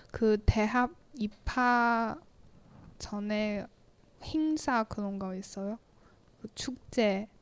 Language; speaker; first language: Korean; non-native, learner; Chinese